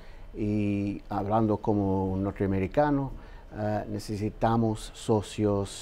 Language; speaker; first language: Spanish; non-native, fluent; English